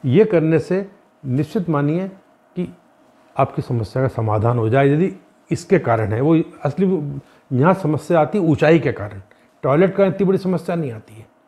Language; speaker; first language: Hindi; native; Hindi